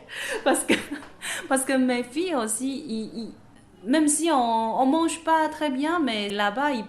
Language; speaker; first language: French; non-native, fluent; Chinese